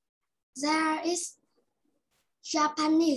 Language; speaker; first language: English; non-native, learner; Vietnamese